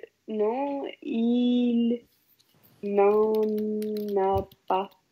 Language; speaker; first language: French; non-native, learner; Russian